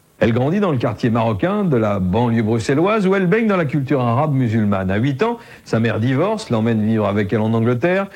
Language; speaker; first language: French; native; French